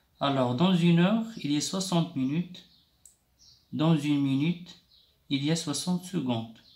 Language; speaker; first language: French; non-native, local second language; Arabic